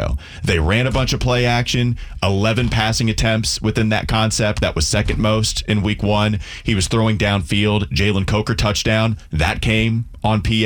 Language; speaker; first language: English; native; English